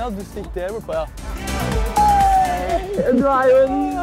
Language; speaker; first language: Norwegian; native; Norwegian